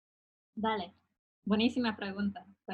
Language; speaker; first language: Spanish; non-native, fluent; English